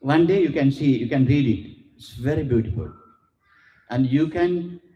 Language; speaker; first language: English; non-native, local second language; Sinhala